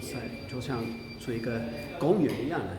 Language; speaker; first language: Chinese; non-native, fluent; English